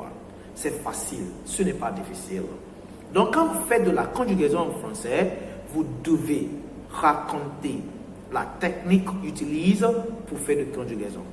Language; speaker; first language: French; non-native, fluent; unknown